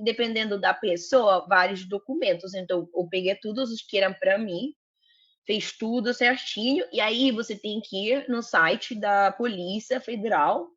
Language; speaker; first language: Portuguese; non-native, fluent; Spanish